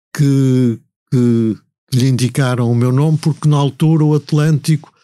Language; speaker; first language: Portuguese; native; Portuguese